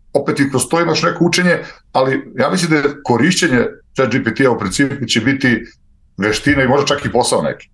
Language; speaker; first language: Serbian; native; Serbian